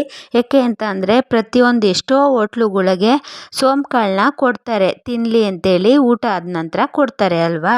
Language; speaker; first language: Kannada; native; Kannada